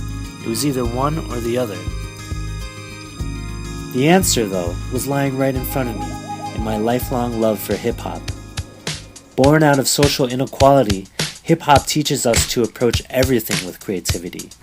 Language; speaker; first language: English; early bilingual, other home language; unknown